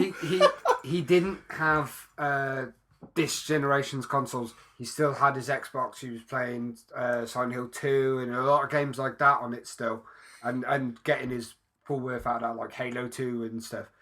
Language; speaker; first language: English; native; English